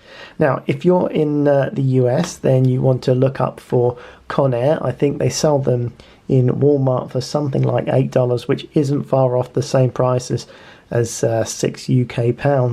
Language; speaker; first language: English; native; English